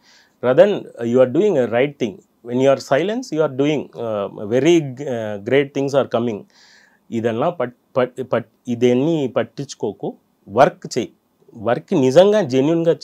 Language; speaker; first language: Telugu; non-native, local second language; Tamil